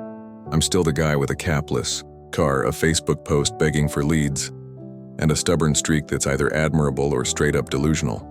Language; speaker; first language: English; native; English